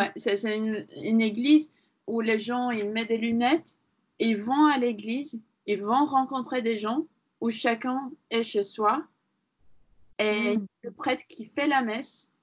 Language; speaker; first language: French; non-native, fluent; Latvian